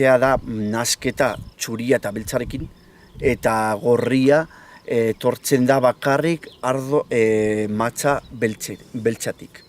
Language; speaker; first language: Basque; non-native, local second language; Spanish